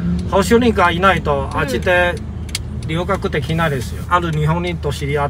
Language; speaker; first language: Japanese; non-native, fluent; Chinese